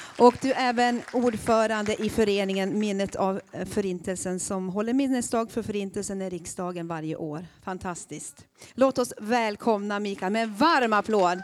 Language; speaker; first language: Swedish; native; Swedish